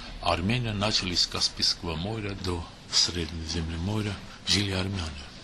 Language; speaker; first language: Russian; non-native, local second language; Armenian